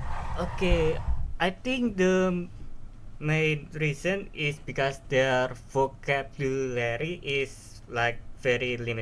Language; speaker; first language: English; non-native, learner; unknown